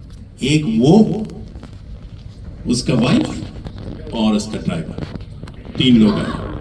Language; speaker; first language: Hindi; non-native, learner; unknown